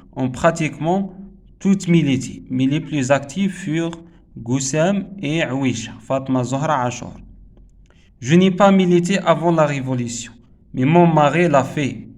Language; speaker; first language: French; non-native, local second language; Arabic